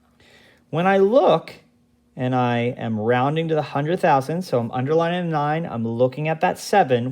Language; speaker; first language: English; native; English